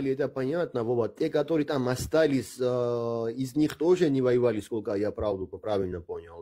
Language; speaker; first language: Russian; non-native, local second language; Abkhazian